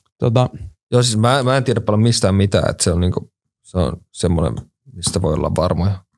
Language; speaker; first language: Finnish; native; Finnish